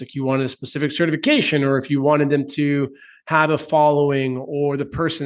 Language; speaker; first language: English; native; English